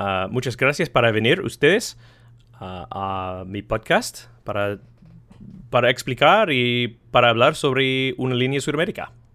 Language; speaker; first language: Spanish; non-native, learner; English